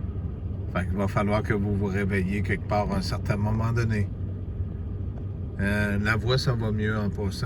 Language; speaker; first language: French; native; French